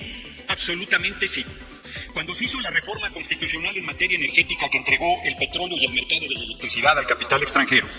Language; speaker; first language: Spanish; native; Spanish